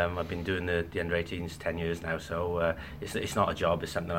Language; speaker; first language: English; native; English